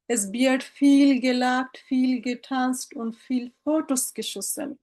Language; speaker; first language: German; non-native, fluent; Bangla